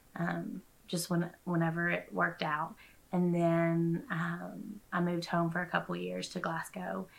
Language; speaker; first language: English; native; English